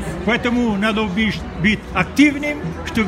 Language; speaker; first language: Russian; non-native, fluent; French